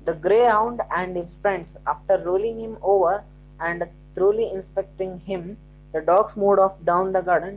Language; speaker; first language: English; non-native, local second language; Kannada